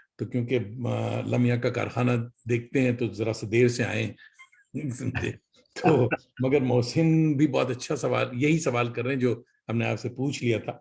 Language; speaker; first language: Urdu; native; Urdu